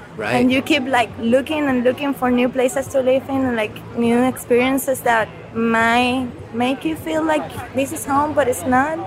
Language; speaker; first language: English; non-native, fluent; Spanish